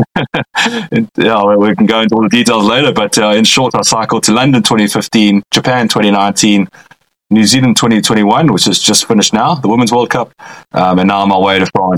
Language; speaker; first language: English; native; English